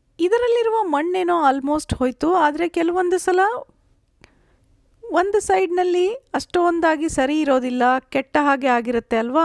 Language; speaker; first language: Kannada; native; Kannada